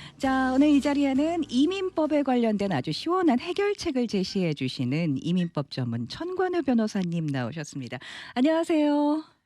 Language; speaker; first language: Korean; native; Korean